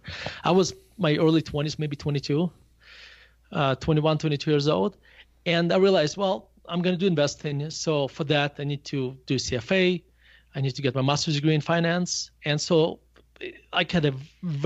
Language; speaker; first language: English; non-native, fluent; Russian